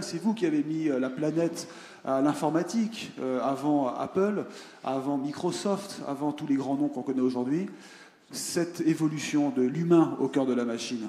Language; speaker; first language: French; native; French